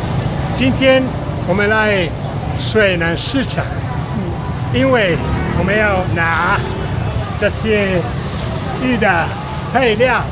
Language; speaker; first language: Chinese; non-native, fluent; Italian